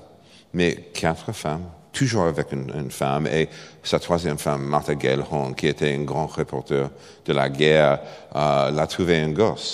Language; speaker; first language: French; non-native, fluent; English